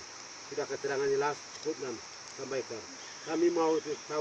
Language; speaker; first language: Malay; non-native, local second language; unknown